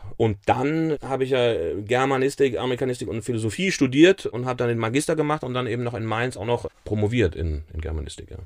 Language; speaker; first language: German; native; German